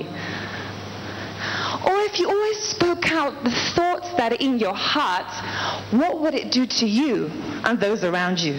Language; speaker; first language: English; native; English